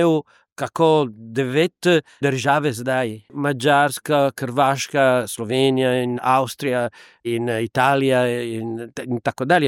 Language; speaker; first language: Slovenian; non-native, learner; Italian